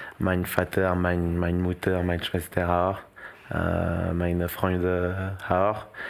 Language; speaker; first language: German; non-native, learner; French